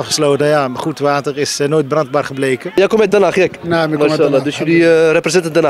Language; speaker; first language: Dutch; native; Dutch